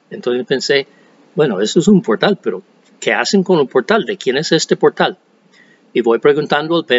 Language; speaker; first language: Spanish; non-native, fluent; English